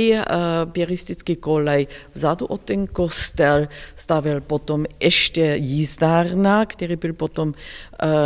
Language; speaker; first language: Czech; non-native, learner; German